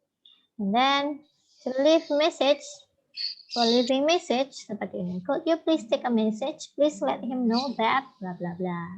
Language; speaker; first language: English; non-native, fluent; Indonesian